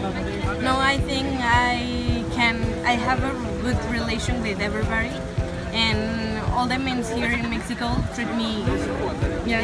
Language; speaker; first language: English; non-native, fluent; Spanish